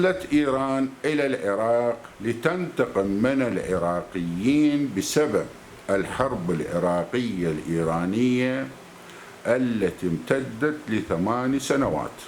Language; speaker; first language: Arabic; native; Arabic